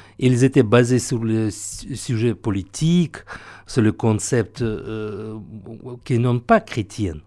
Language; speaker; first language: French; non-native, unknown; Russian